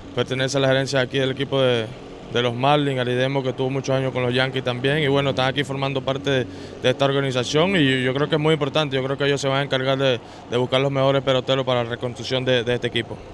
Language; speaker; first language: Spanish; native; Spanish